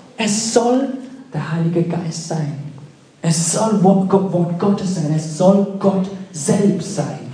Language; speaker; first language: German; non-native, fluent; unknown